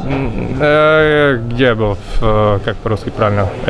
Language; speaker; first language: Russian; non-native, learner; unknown